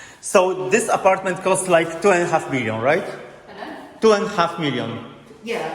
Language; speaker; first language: English; non-native, learner; Polish